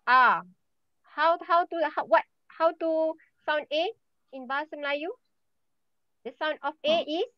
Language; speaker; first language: English; non-native, learner; Malay